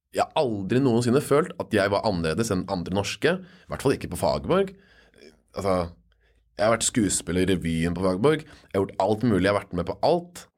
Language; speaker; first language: Norwegian; native; Norwegian